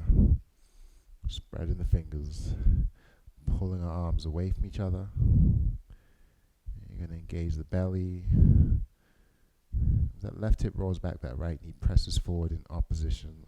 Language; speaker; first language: English; native; English